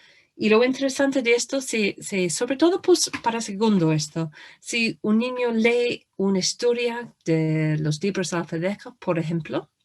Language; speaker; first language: Spanish; non-native, fluent; English